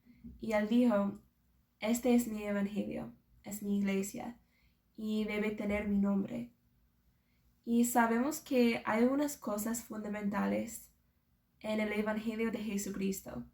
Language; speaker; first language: Spanish; non-native, fluent; English